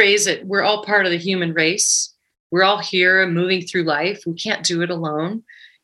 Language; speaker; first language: English; native; English